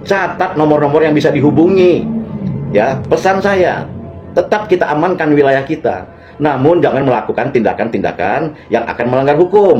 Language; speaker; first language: Indonesian; native; Indonesian